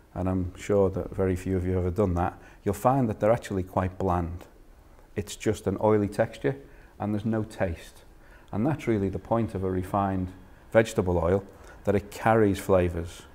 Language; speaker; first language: English; native; English